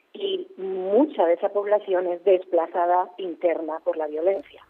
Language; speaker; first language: Spanish; native; Spanish